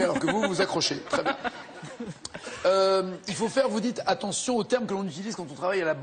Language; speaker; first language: French; native; French